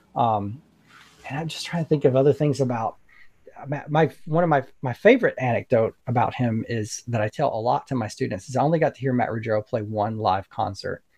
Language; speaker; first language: English; native; English